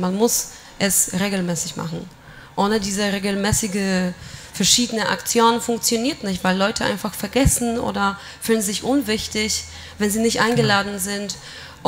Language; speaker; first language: German; non-native, fluent; Polish